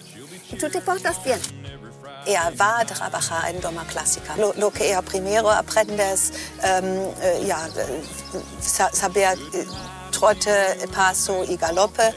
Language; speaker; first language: Spanish; non-native, fluent; German